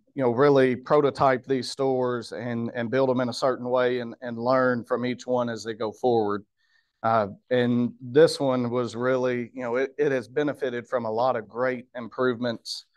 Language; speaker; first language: English; native; English